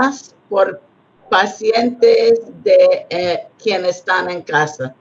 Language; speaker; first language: Spanish; non-native, learner; English